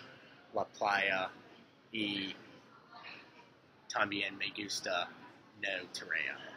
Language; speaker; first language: Spanish; non-native, learner; English